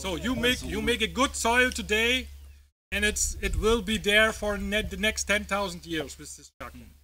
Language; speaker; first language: English; non-native, fluent; German